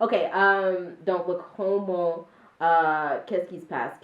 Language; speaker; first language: French; non-native, learner; English